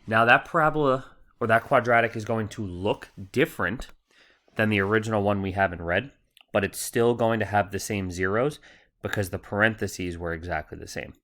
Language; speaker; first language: English; native; English